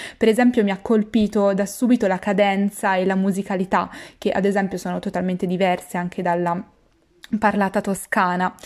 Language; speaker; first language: Italian; native; Italian